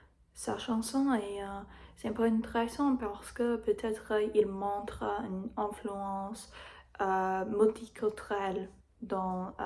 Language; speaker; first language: French; non-native, learner; English